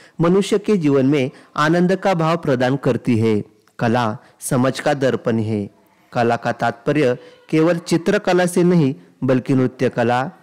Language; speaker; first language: Hindi; non-native, local second language; Marathi